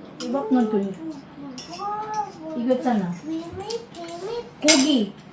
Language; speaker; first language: Korean; non-native, learner; Filipino